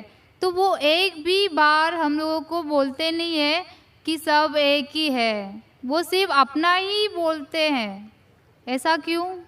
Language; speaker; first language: Hindi; non-native, local second language; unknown